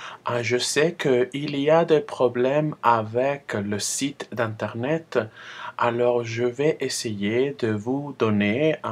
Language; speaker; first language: French; non-native, fluent; Spanish